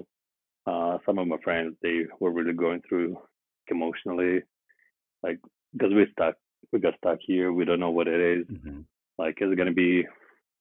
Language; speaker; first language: English; non-native, fluent; Russian